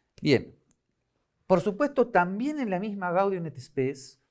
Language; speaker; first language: Spanish; native; Spanish